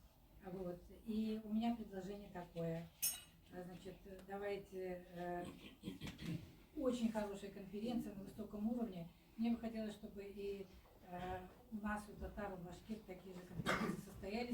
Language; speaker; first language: Russian; native; Russian